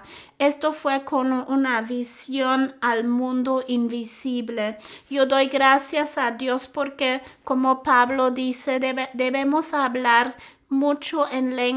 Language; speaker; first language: Spanish; non-native, fluent; German